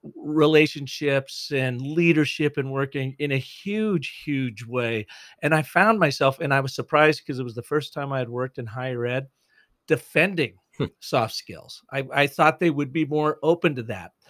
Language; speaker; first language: English; native; English